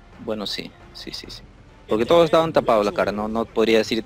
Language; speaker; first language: Spanish; native; Spanish